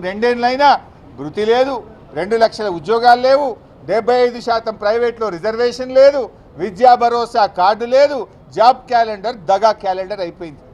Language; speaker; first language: Telugu; native; Telugu